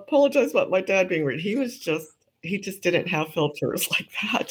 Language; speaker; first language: English; native; English